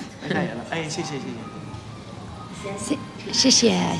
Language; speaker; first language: Chinese; native; Chinese